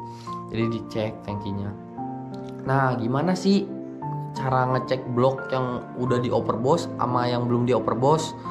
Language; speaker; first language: Indonesian; native; Indonesian